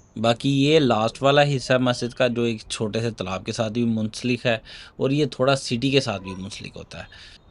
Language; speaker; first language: Urdu; non-native, local second language; Punjabi